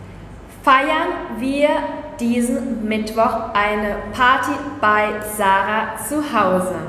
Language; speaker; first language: German; early bilingual, other home language; Vietnamese